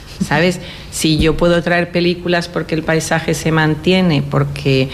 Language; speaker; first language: Spanish; native; Spanish